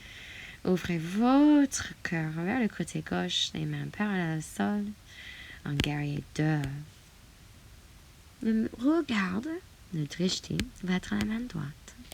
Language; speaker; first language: French; non-native, fluent; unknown